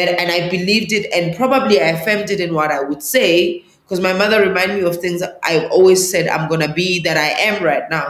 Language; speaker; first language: English; non-native, local second language; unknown